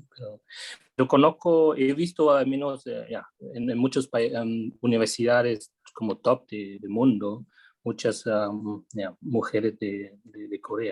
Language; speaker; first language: Spanish; non-native, fluent; Vietnamese